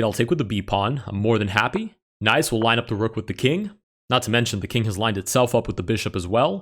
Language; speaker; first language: English; native; English